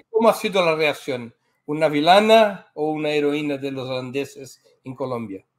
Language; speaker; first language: Spanish; non-native, fluent; Portuguese